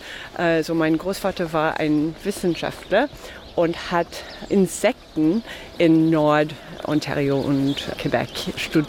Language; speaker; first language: German; non-native, fluent; English